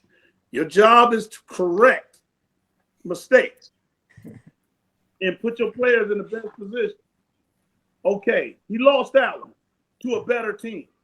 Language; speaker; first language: English; native; English